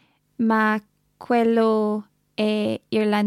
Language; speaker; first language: Italian; non-native, learner; English